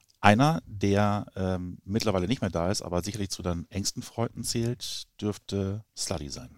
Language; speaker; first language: German; native; German